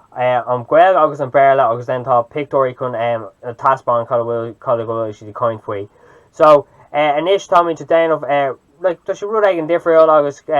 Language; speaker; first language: Irish; non-native, local second language; English